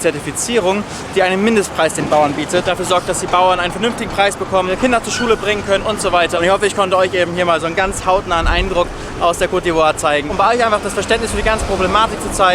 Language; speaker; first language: German; native; German